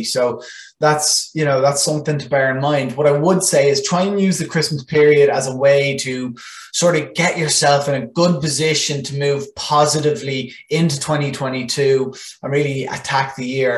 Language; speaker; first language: English; non-native, local second language; Irish